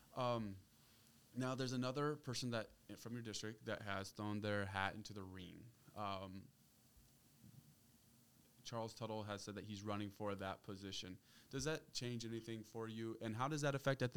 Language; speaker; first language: English; native; English